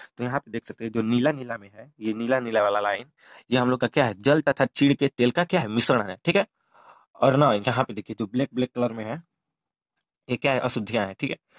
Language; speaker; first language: Hindi; native; Hindi